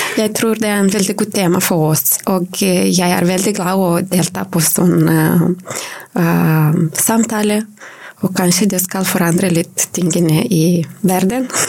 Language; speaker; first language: Norwegian; non-native, learner; Romanian